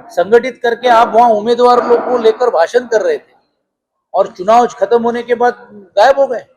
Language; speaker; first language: Hindi; non-native, local second language; Marathi